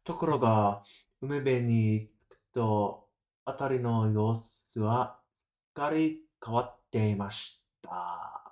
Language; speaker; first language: Japanese; non-native, learner; English